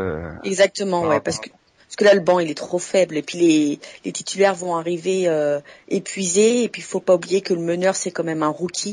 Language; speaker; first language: French; native; French